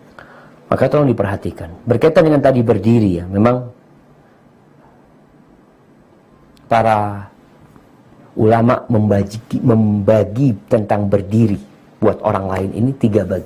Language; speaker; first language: Indonesian; native; Indonesian